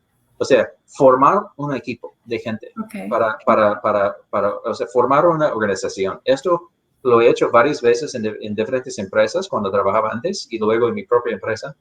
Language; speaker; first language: Spanish; non-native, fluent; English